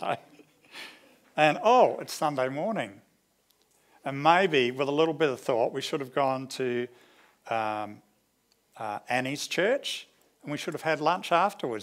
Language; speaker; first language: English; native; English